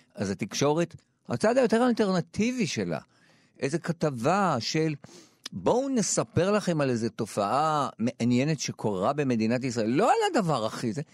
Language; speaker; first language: Hebrew; native; Hebrew